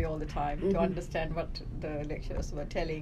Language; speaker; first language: English; early bilingual, other home language; Tamil